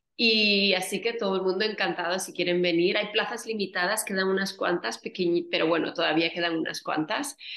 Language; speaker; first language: Spanish; native; Spanish